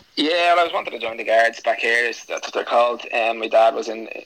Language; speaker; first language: English; native; English